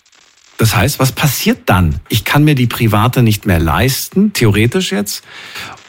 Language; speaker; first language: German; native; German